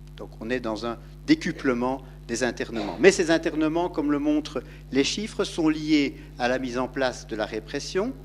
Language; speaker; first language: French; native; French